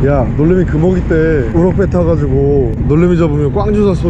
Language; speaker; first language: Korean; native; Korean